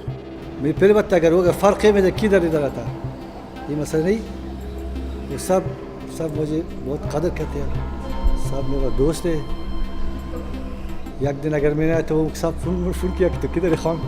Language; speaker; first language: Hindi; non-native, learner; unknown